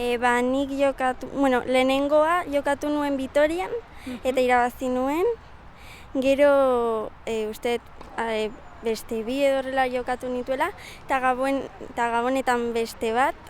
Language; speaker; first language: Basque; non-native, local second language; Spanish